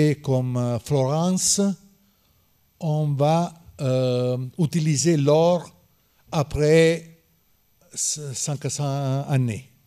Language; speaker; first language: French; non-native, learner; Italian